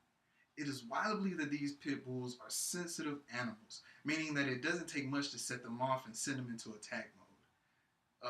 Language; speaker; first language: English; native; English